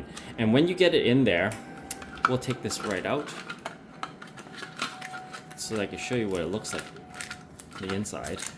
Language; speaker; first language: English; native; English